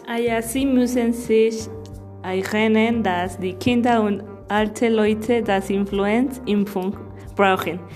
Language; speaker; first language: German; non-native, learner; Spanish